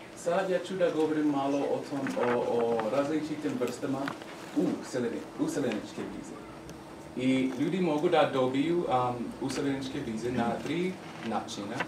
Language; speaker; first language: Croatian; non-native, learner; English